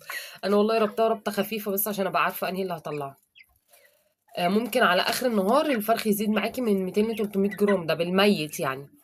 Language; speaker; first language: Arabic; native; Arabic